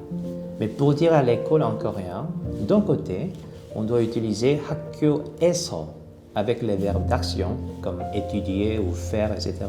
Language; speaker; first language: French; non-native, fluent; Korean